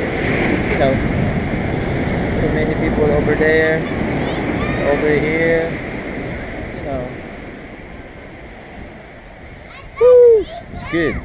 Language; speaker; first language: English; non-native, local second language; Filipino